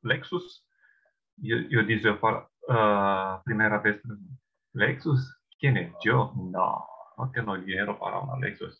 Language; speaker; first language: Spanish; non-native, learner; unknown